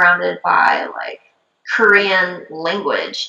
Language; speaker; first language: English; early bilingual, other home language; Korean